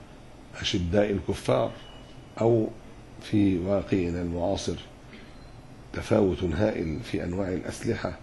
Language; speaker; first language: Arabic; native; Arabic